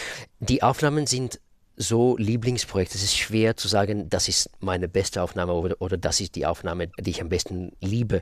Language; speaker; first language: German; non-native, fluent; Russian